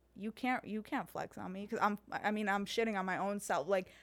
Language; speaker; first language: English; early bilingual, heritage; Serbian